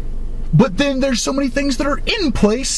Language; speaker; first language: English; native; English